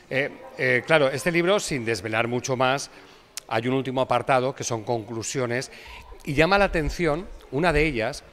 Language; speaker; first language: Spanish; non-native, local second language; Catalan